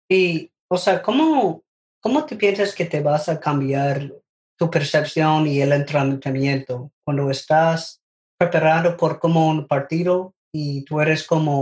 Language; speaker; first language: Spanish; non-native, learner; English